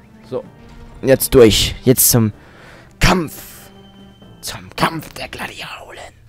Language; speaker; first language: German; native; German